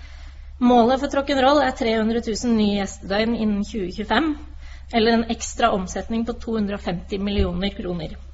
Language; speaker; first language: Norwegian; native; Norwegian